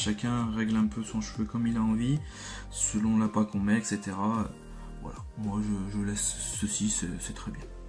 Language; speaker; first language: French; native; French